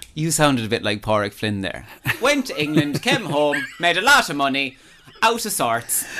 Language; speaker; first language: English; native; English